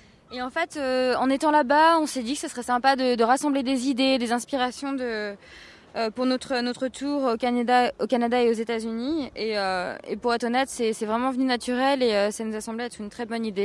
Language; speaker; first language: French; native; French